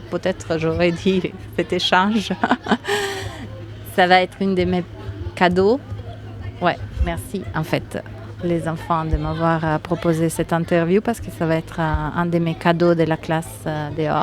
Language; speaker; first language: French; non-native, fluent; Italian